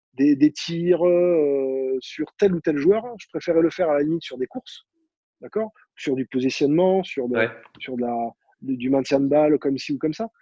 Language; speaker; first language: French; native; French